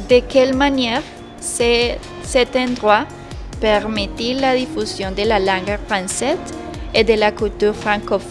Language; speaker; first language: French; non-native, learner; Spanish